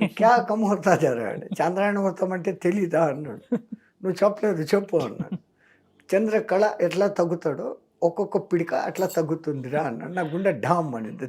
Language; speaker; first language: Telugu; non-native, local second language; Hindi